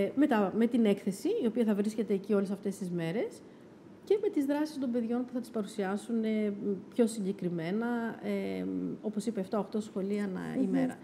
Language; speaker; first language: Greek; native; Greek